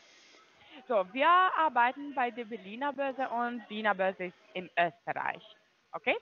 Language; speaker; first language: German; non-native, fluent; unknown